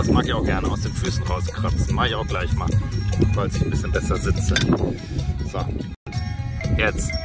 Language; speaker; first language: German; native; German